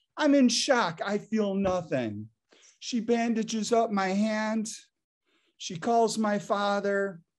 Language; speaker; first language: English; native; English